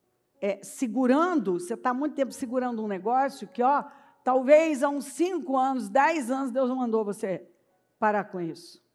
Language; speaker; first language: Portuguese; native; Portuguese